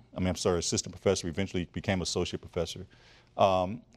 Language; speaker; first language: English; native; English